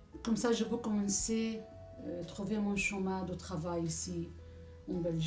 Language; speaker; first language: French; non-native, learner; Arabic